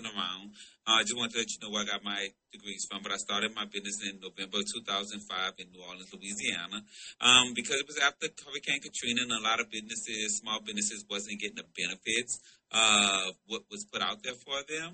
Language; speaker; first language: English; native; English